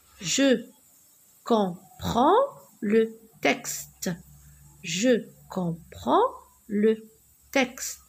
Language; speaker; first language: French; non-native, local second language; Arabic